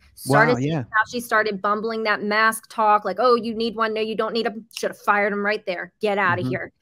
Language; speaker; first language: English; native; English